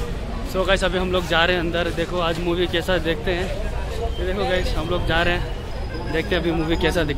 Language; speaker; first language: Hindi; native; Hindi